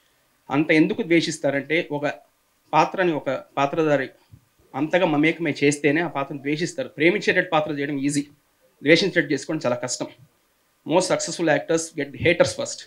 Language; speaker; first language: Telugu; native; Telugu